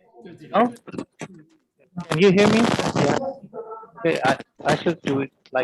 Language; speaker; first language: English; non-native, learner; Indonesian